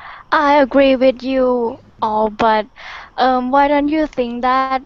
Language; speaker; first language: English; non-native, fluent; Thai